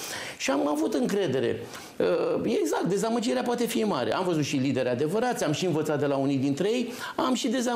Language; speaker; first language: Romanian; native; Romanian